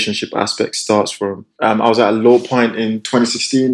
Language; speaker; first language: English; non-native, local second language; Yoruba